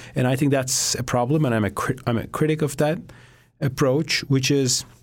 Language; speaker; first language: English; non-native, fluent; Turkish